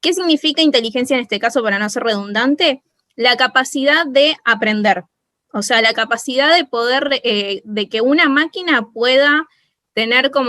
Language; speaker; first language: Spanish; native; Spanish